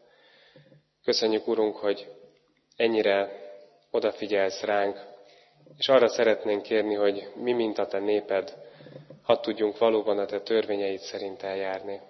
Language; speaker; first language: Hungarian; native; Hungarian